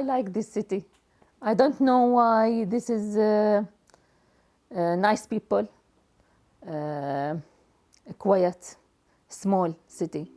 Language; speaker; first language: English; non-native, learner; Arabic